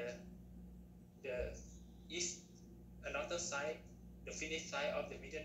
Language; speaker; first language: English; non-native, learner; Thai